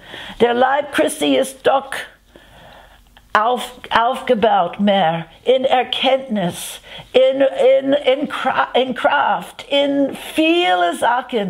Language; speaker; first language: German; non-native, fluent; English